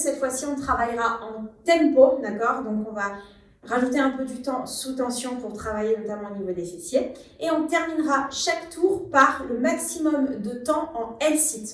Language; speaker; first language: French; native; French